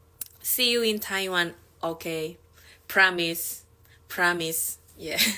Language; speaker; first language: English; non-native, learner; Korean